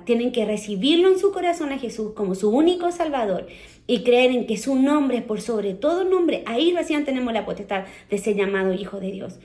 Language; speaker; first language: Spanish; native; Spanish